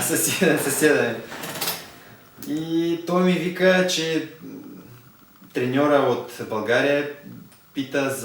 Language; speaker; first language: Bulgarian; non-native, learner; Russian